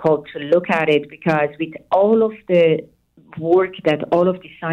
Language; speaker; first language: English; non-native, fluent; Persian